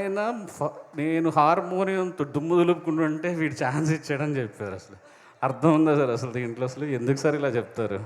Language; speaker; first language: Telugu; native; Telugu